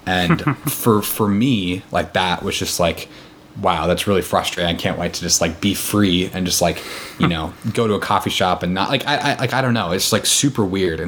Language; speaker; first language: English; native; English